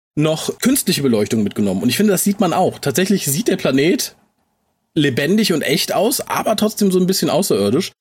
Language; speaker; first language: German; native; German